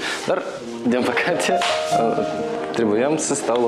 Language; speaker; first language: Romanian; non-native, local second language; Russian